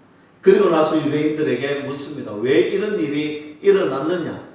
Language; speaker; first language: Korean; native; Korean